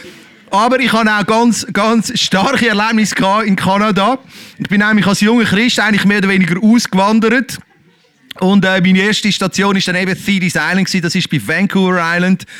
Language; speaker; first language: German; native; German